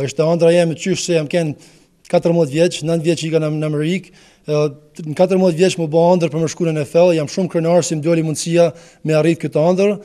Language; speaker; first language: Albanian; early bilingual, other home language; English